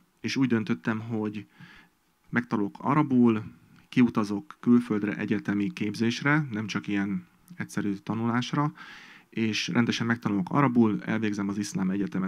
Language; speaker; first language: Hungarian; non-native, fluent; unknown